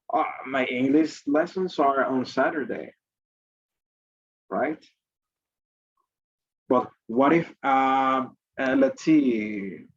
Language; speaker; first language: English; non-native, fluent; Spanish